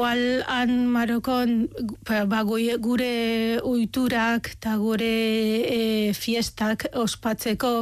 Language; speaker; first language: Basque; non-native, fluent; Arabic